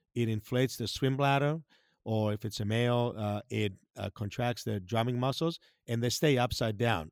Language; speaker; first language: English; non-native, fluent; Greek